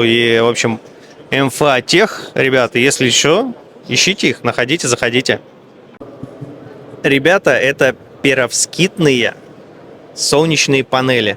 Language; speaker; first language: Russian; native; Russian